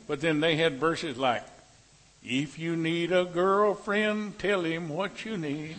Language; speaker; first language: English; native; English